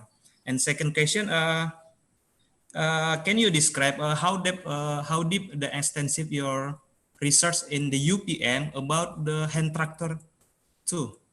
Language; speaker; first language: English; non-native, learner; Indonesian